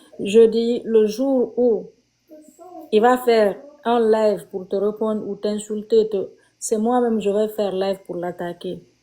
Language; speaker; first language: French; non-native, local second language; Fula